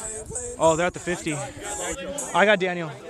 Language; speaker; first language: English; native; English